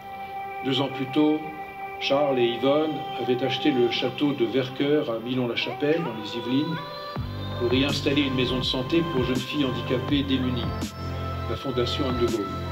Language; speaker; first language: French; native; French